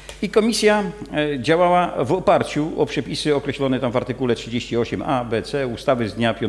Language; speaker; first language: Polish; native; Polish